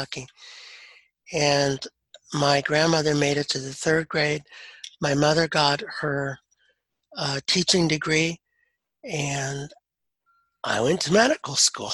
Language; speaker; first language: English; native; English